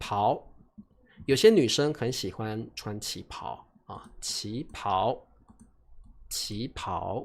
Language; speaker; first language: Chinese; native; Chinese